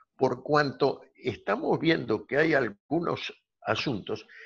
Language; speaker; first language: Spanish; native; Spanish